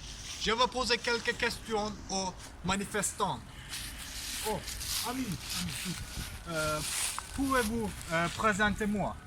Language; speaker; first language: French; non-native, learner; Turkish